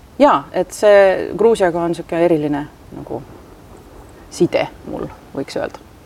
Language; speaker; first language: Estonian; non-native, local second language; Russian